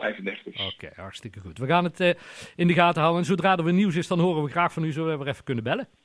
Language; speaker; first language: Dutch; native; Dutch